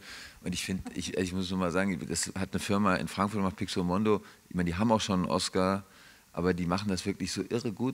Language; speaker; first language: German; native; German